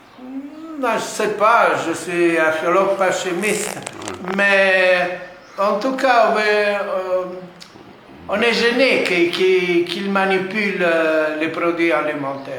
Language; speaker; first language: French; non-native, fluent; Italian